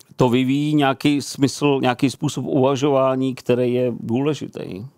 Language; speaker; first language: Czech; native; Czech